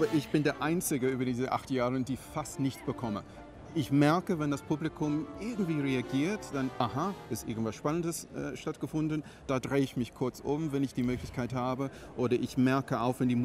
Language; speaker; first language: German; non-native, fluent; English